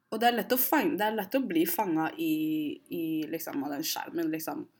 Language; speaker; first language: Norwegian; early bilingual, other home language; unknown